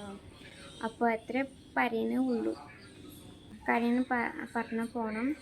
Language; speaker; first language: Malayalam; non-native, local second language; Bangla